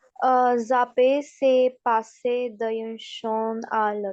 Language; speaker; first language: French; non-native, learner; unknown